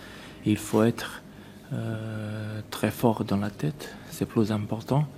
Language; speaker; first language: French; non-native, learner; Serbian